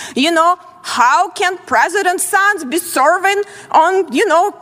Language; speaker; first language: English; non-native, fluent; Ukrainian